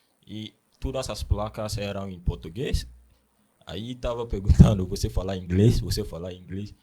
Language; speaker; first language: Portuguese; non-native, learner; Akan